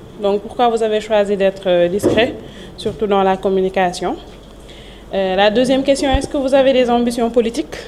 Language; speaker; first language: French; non-native, local second language; Wolof